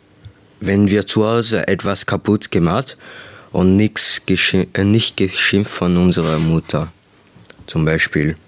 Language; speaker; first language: German; non-native, local second language; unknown